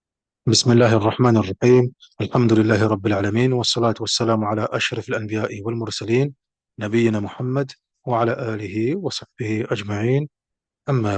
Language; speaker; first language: Arabic; non-native, fluent; French